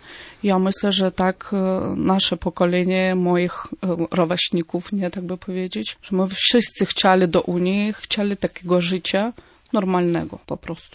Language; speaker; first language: Polish; non-native, fluent; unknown